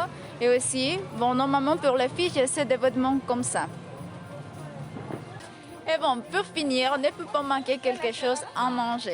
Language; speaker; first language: French; non-native, fluent; Spanish